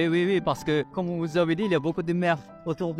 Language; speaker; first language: French; non-native, learner; Filipino